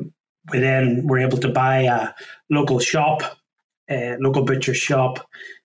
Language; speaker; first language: English; native; English